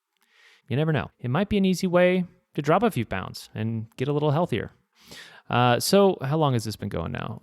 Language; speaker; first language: English; native; English